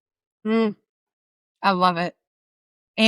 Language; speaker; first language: English; native; English